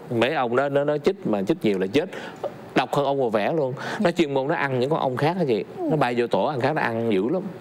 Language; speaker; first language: Vietnamese; native; Vietnamese